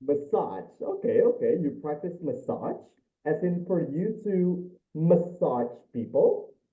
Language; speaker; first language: English; non-native, fluent; Indonesian